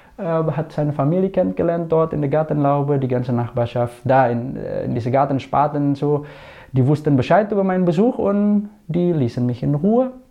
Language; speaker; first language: German; non-native, fluent; Indonesian